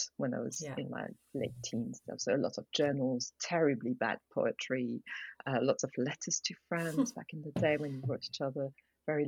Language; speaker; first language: English; non-native, fluent; French